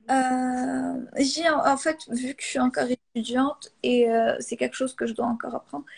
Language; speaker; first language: French; non-native, local second language; Arabic